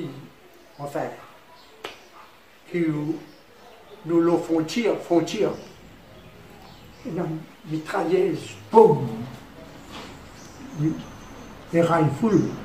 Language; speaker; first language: French; non-native, learner; Morisyen